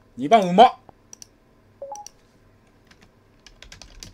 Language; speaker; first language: Japanese; native; Japanese